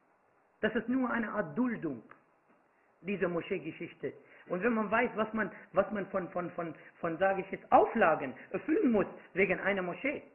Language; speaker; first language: German; non-native, fluent; Arabic